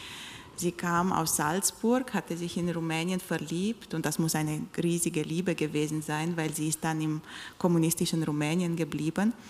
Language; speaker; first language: German; non-native, fluent; Romanian